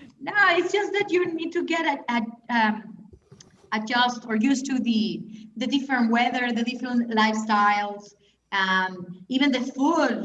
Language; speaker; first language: English; non-native, fluent; Spanish